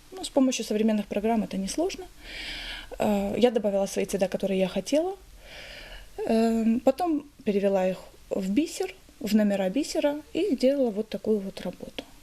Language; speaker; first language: Russian; native; Russian